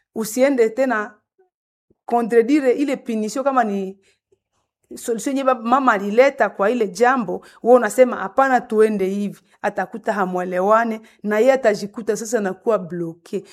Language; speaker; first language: Swahili; native; Swahili